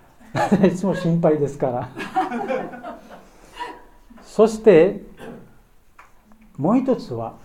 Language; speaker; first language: Japanese; non-native, learner; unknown